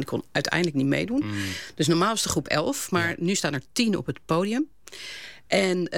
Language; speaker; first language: Dutch; native; Dutch